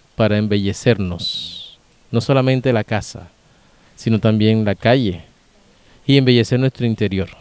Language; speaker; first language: Spanish; native; Spanish